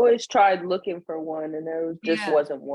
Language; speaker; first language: English; native; English